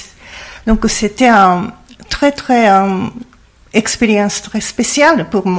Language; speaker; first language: French; non-native, learner; Japanese